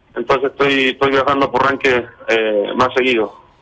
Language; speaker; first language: Spanish; native; Spanish